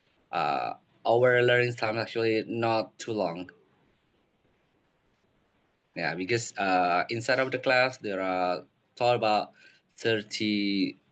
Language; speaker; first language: English; non-native, learner; Indonesian